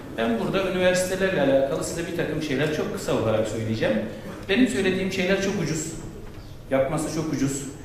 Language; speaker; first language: Turkish; native; Turkish